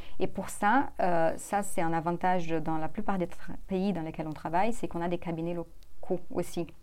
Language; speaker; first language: French; non-native, fluent; Portuguese